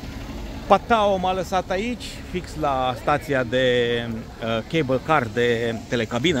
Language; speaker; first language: Romanian; native; Romanian